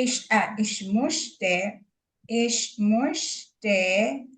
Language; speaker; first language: German; non-native, learner; Filipino